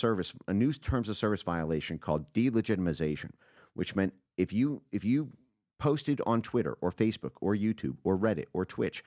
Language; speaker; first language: English; native; English